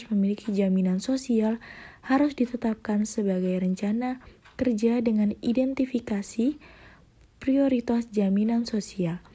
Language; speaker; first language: Indonesian; native; Indonesian